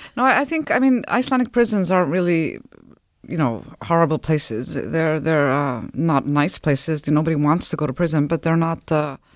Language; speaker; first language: English; non-native, fluent; Icelandic